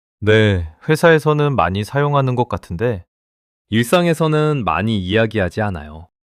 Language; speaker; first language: Korean; non-native, fluent; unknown